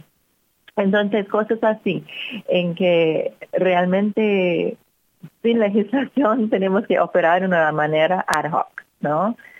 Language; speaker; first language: Spanish; non-native, fluent; English